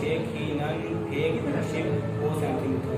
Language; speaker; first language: Korean; non-native, learner; Urdu